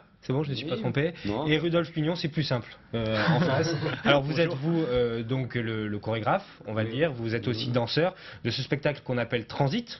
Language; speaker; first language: French; native; French